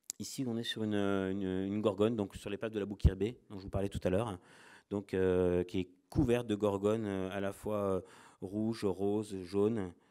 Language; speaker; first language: French; native; French